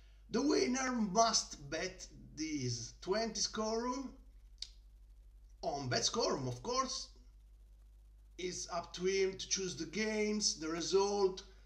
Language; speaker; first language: English; non-native, learner; Italian